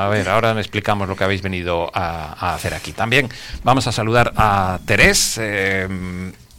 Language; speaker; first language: Spanish; native; Spanish